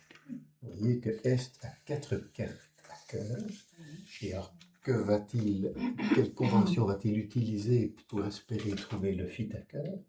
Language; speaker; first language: French; native; French